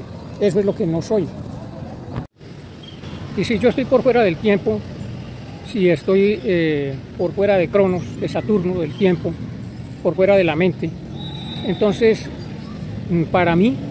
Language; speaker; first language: Spanish; native; Spanish